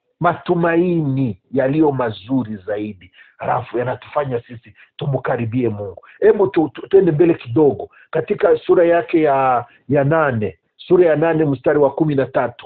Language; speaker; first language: Swahili; native; Swahili